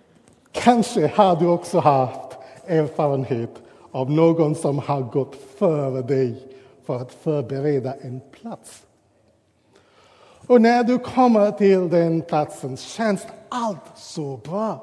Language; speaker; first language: Swedish; non-native, fluent; English